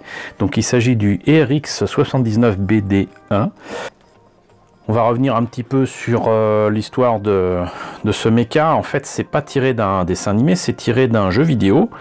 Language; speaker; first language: French; native; French